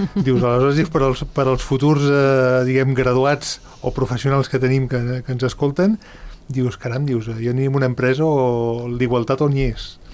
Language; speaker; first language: Catalan; native; Catalan